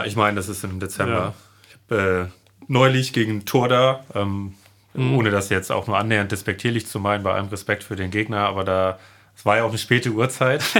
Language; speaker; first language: German; native; German